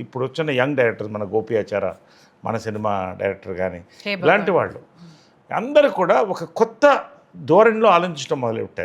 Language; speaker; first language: Telugu; native; Telugu